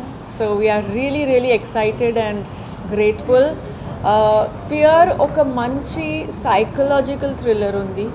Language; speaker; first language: Telugu; non-native, fluent; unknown